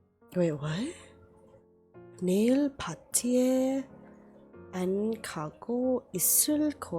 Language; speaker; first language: Korean; non-native, learner; English